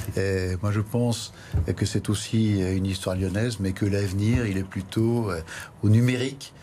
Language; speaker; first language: French; native; French